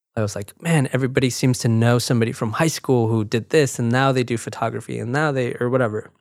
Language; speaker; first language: English; early bilingual, other home language; Spanish